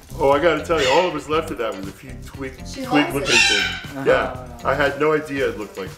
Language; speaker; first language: English; native; English